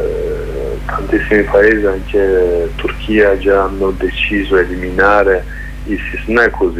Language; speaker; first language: Italian; non-native, learner; Kurdish